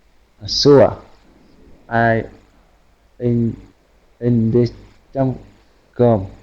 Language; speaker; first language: English; non-native, learner; Vietnamese